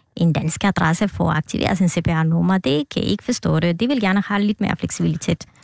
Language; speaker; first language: Danish; non-native, fluent; Spanish